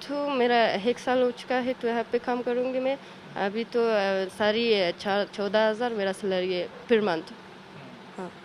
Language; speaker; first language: Hindi; non-native, learner; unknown